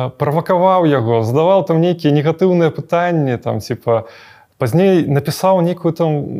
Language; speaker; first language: Belarusian; native; Belarusian